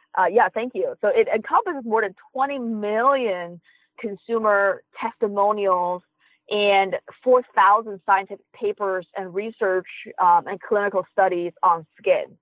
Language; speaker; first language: English; early bilingual, other home language; Chinese